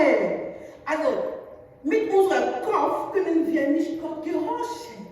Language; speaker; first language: German; non-native, learner; French